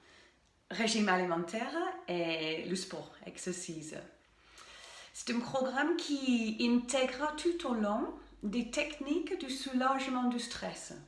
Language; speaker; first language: French; non-native, fluent; English